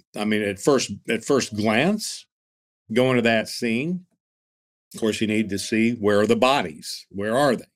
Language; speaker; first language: English; native; English